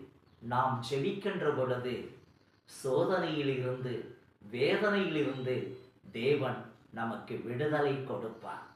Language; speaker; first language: Tamil; native; Tamil